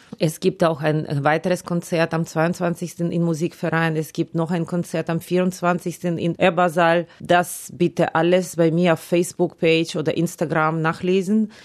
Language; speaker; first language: German; non-native, fluent; Ukrainian